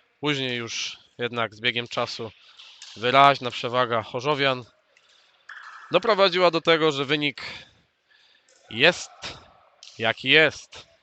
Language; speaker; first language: Polish; native; Polish